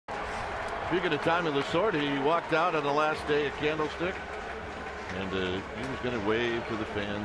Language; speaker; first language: English; native; English